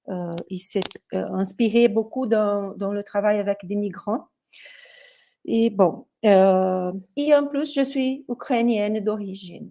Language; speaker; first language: French; non-native, fluent; Portuguese